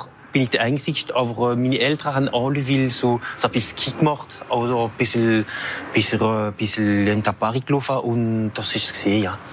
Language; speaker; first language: German; non-native, local second language; French